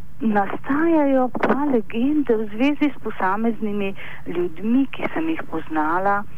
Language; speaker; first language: Slovenian; native; Slovenian